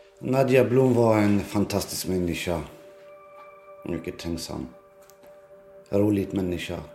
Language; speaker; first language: Swedish; non-native, local second language; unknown